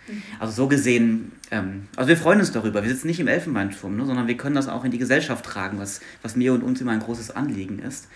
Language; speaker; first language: German; non-native, local second language; Luxembourgish